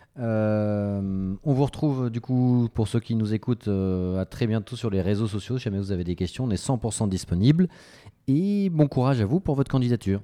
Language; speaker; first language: French; native; French